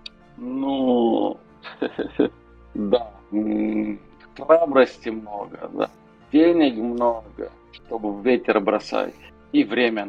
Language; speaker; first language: Russian; non-native, local second language; Romanian